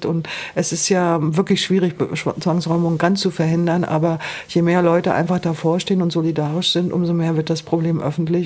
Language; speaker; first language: German; native; German